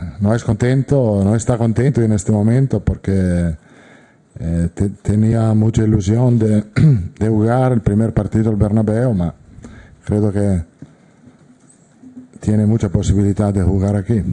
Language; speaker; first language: Spanish; non-native, fluent; Italian